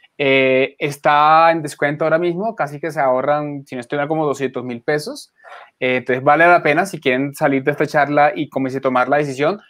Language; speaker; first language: Spanish; native; Spanish